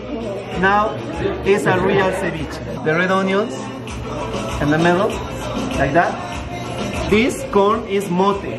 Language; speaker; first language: English; non-native, fluent; Spanish